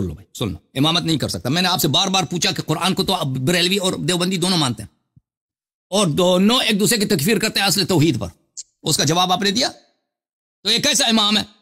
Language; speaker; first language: Urdu; native; Urdu